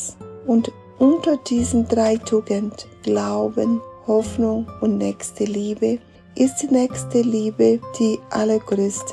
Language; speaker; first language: German; non-native, fluent; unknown